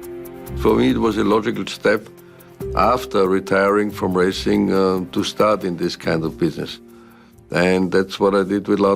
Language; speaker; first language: English; non-native, fluent; German